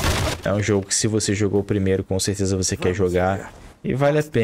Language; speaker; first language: Portuguese; native; Portuguese